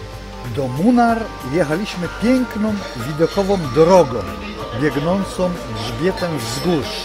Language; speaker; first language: Polish; native; Polish